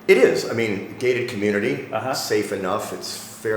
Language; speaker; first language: English; native; English